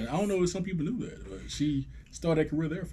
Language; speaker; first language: English; native; English